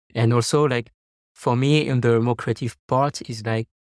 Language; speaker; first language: English; non-native, fluent; French